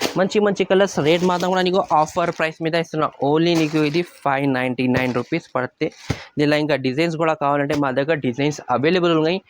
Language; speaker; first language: Telugu; non-native, local second language; Urdu